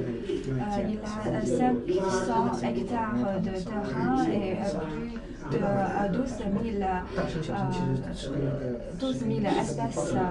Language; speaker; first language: French; non-native, fluent; Chinese